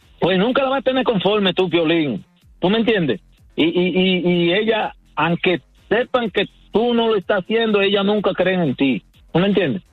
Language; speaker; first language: Spanish; native; Spanish